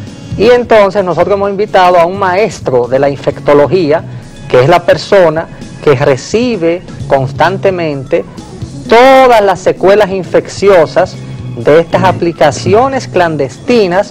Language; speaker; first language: Spanish; native; Spanish